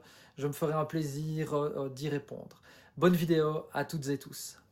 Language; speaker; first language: French; native; French